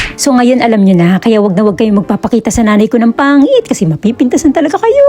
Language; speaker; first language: Filipino; native; Filipino